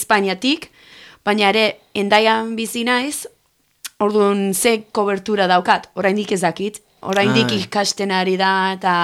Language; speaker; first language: Basque; non-native, learner; Spanish